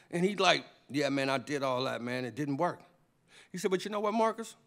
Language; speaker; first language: English; native; English